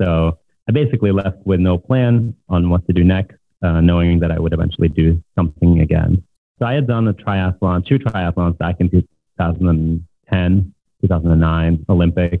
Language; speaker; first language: English; non-native, fluent; Norwegian